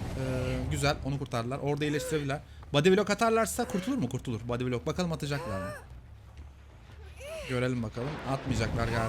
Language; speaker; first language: Turkish; native; Turkish